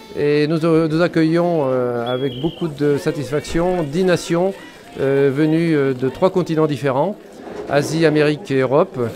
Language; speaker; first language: French; native; French